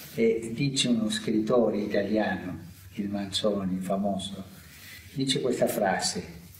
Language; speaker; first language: Italian; non-native, fluent; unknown